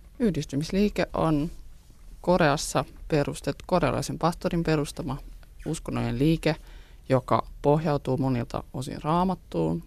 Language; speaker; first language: Finnish; native; Finnish